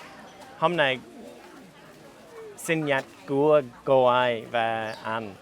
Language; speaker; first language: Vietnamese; non-native, learner; English